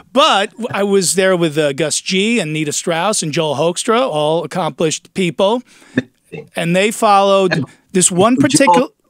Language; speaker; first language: English; native; English